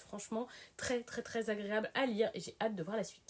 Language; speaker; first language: French; native; French